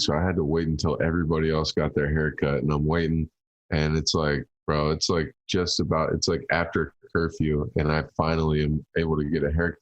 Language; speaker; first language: English; native; English